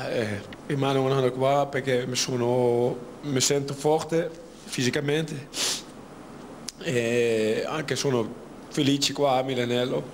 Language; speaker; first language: Italian; non-native, learner; Dutch